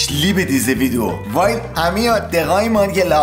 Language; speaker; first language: German; non-native, learner; Persian